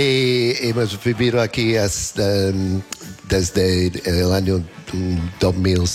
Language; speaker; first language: Spanish; non-native, learner; English